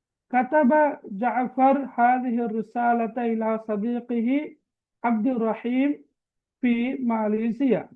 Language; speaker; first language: Arabic; non-native, fluent; Tamil